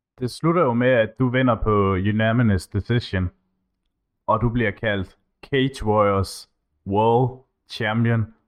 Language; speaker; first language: Danish; native; Danish